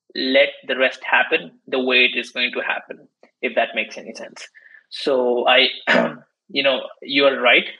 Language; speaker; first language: English; non-native, local second language; Hindi